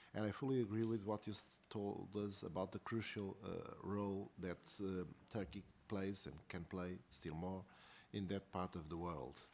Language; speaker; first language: English; non-native, fluent; Portuguese